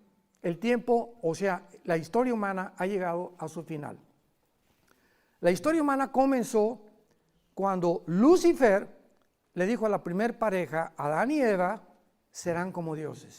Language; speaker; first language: Spanish; native; Spanish